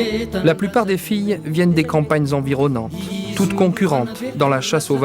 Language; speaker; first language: French; native; French